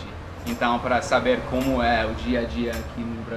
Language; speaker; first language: Portuguese; non-native, fluent; English